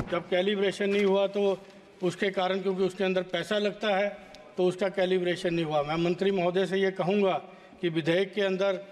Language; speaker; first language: Hindi; native; Hindi